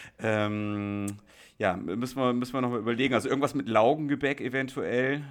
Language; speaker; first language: German; native; German